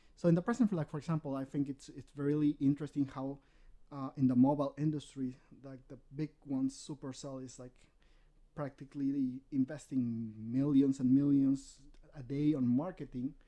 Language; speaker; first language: English; non-native, fluent; Spanish